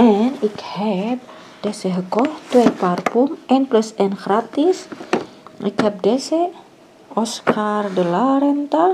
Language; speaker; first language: Dutch; non-native, learner; Indonesian